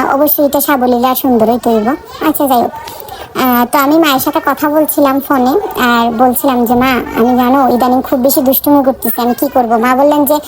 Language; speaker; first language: Bangla; non-native, local second language; Sylheti